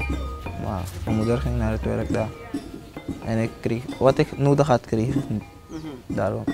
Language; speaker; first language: Dutch; non-native, local second language; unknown